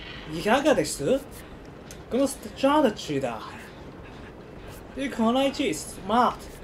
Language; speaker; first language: Japanese; non-native, learner; Chinese